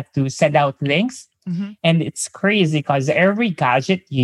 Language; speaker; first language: English; non-native, local second language; Filipino